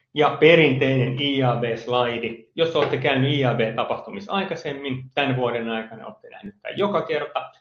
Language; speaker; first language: Finnish; native; Finnish